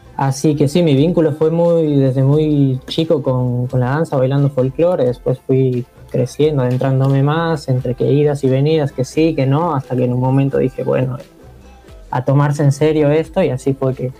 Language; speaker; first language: Spanish; native; Spanish